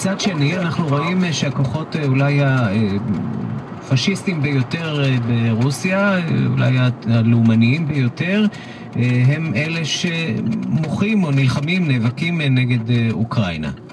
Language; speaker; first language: Hebrew; native; Hebrew